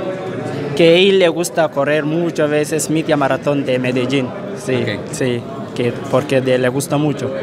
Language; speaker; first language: Spanish; non-native, learner; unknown